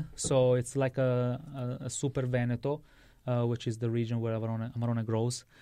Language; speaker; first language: English; non-native, fluent; Italian